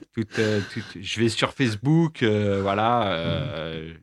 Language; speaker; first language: French; native; French